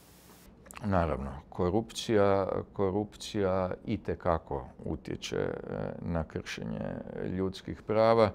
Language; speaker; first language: Serbian; native; Serbian